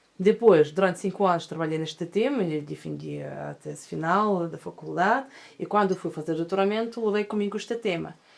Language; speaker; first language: Portuguese; non-native, fluent; Russian